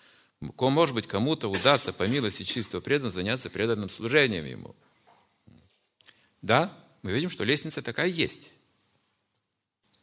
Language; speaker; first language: Russian; native; Russian